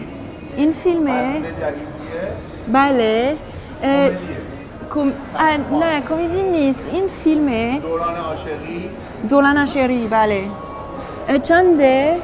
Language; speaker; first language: Persian; non-native, learner; French